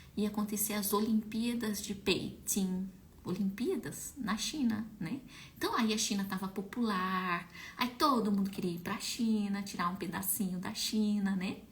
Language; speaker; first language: Portuguese; native; Portuguese